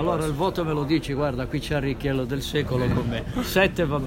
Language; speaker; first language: Italian; native; Italian